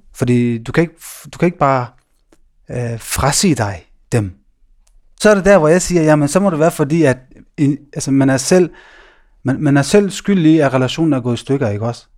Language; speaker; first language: Danish; early bilingual, other home language; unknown